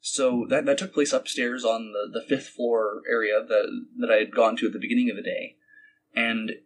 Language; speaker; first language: English; native; English